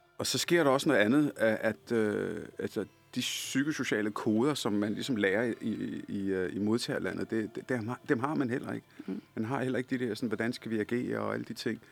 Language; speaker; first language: Danish; early bilingual, other home language; Punjabi